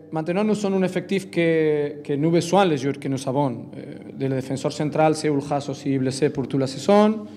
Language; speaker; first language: French; non-native, learner; Spanish